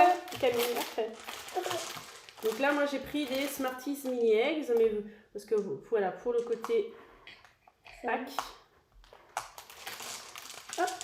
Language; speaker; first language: French; native; French